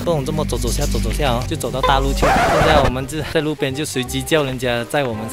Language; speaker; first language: Chinese; native; Chinese